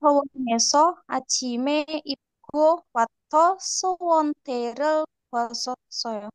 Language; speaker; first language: Korean; non-native, learner; Indonesian